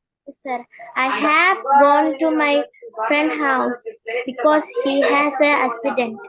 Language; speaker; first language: English; non-native, learner; Tamil